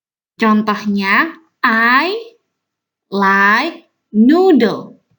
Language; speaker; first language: English; non-native, learner; Indonesian